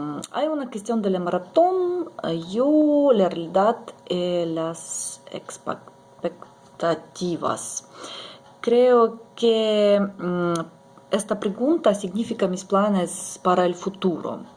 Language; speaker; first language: Spanish; non-native, learner; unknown